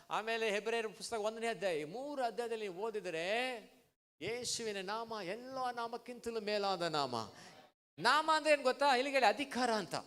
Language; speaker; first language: Kannada; non-native, local second language; Tamil